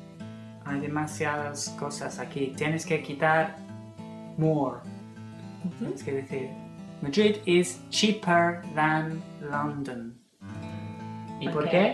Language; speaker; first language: Spanish; non-native, fluent; English